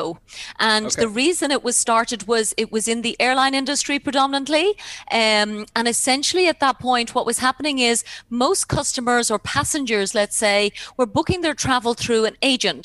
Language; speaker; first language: English; native; English